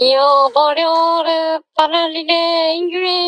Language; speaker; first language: Italian; non-native, learner; Japanese